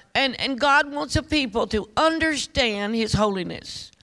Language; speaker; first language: English; native; English